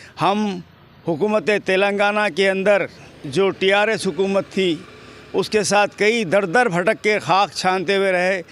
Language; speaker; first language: Urdu; native; Urdu